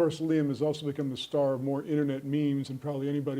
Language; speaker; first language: English; native; English